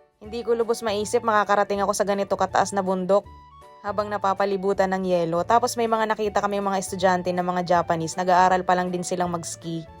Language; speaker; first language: Filipino; native; Filipino